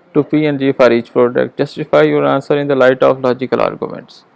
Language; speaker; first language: English; non-native, local second language; Urdu